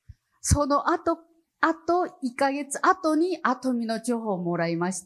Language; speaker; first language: Japanese; non-native, learner; Chinese